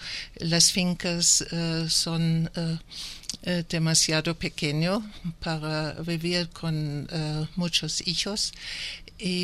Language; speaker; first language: Spanish; non-native, learner; German